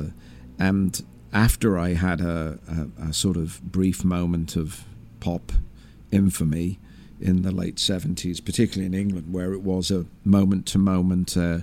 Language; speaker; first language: English; native; English